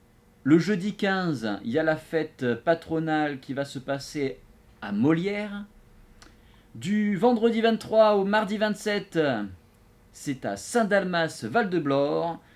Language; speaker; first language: French; native; French